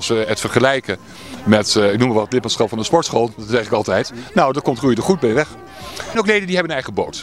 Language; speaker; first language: Dutch; native; Dutch